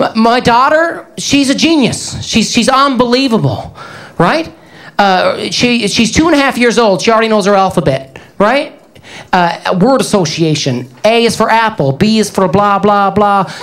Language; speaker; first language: English; native; English